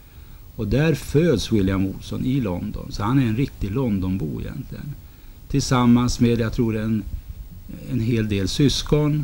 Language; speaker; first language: Swedish; native; Swedish